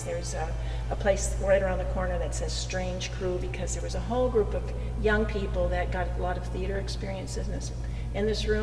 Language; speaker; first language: English; native; English